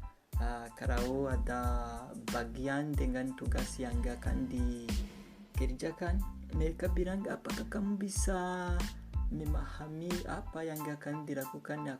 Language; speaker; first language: Indonesian; non-native, fluent; Kinyarwanda